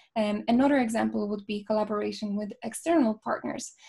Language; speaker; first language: English; non-native, fluent; Polish